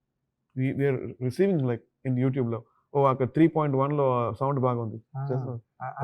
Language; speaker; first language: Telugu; non-native, learner; Tamil